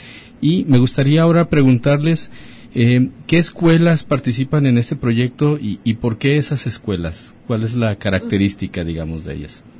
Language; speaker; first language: Spanish; native; Spanish